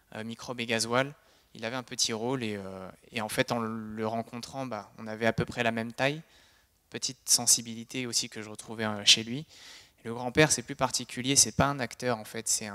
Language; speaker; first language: French; native; French